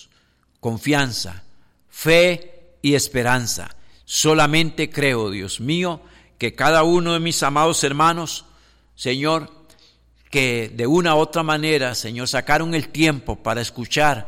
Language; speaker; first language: Spanish; native; Spanish